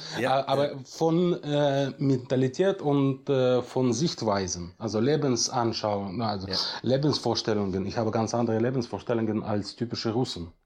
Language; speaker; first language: German; non-native, fluent; Russian